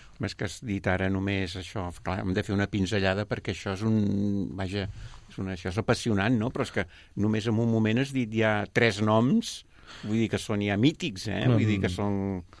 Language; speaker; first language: Catalan; native; Catalan